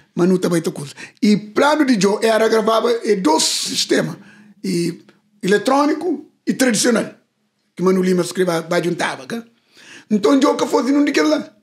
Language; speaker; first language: Portuguese; non-native, local second language; Kabuverdianu